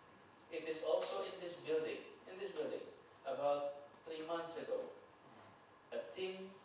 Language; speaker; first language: English; non-native, fluent; Indonesian